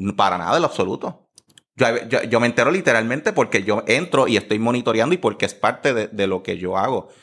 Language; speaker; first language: Spanish; native; Spanish